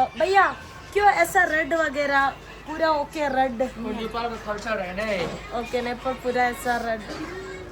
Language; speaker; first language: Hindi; non-native, local second language; Malayalam